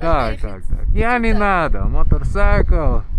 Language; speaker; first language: Russian; non-native, learner; Lithuanian